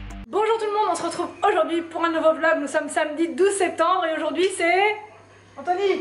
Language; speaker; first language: French; native; French